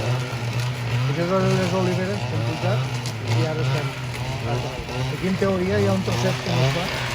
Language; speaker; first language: Catalan; native; Catalan